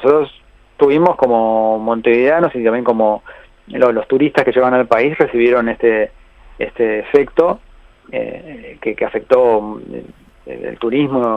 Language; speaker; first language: Spanish; native; Spanish